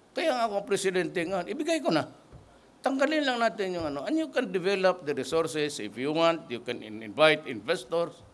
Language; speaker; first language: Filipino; non-native, local second language; Cebuano